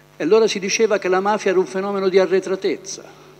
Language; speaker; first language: Italian; native; Italian